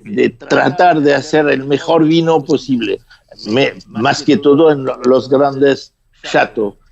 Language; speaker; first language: Spanish; non-native, fluent; French